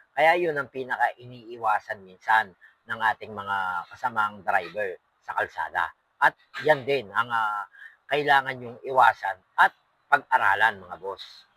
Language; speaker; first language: Filipino; non-native, local second language; Pampanga